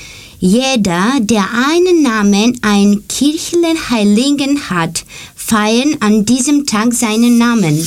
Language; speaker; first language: German; non-native, learner; Greek